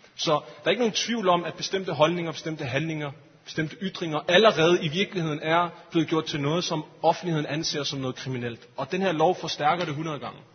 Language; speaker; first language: Danish; early bilingual, other home language; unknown